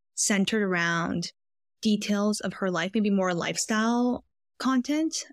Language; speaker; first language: English; native; English